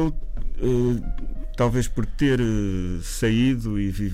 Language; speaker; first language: Portuguese; native; Portuguese